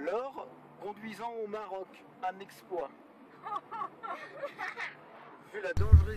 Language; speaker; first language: French; non-native, local second language; Arabic